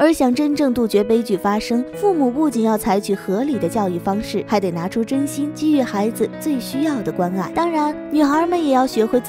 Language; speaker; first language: Chinese; native; Chinese